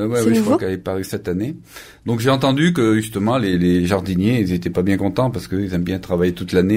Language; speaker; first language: French; native; French